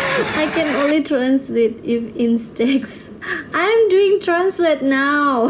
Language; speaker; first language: English; non-native, learner; Indonesian